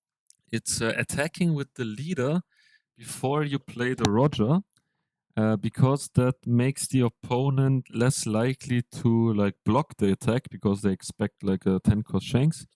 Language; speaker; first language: English; non-native, fluent; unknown